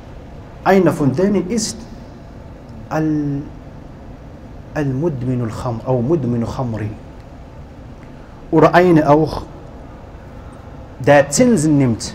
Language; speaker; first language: German; non-native, learner; Arabic